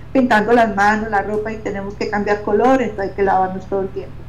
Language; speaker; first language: Spanish; native; Spanish